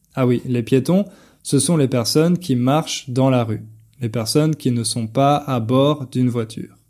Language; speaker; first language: French; native; French